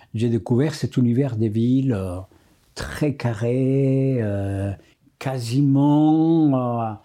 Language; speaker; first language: French; non-native, fluent; Spanish